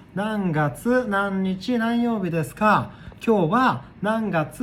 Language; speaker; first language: Japanese; non-native, fluent; Thai